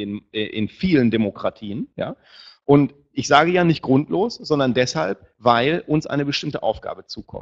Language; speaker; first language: German; native; German